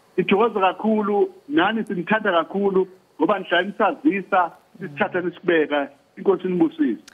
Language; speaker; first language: Zulu; native; Zulu